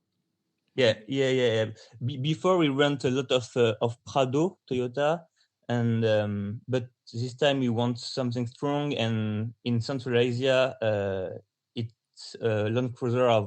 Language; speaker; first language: English; non-native, learner; French